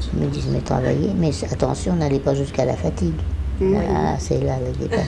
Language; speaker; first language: French; native; French